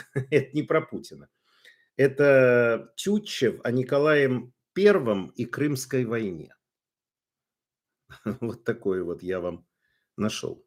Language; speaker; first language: Russian; native; Russian